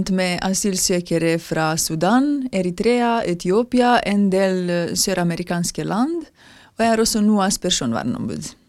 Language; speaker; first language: Norwegian; non-native, fluent; Romanian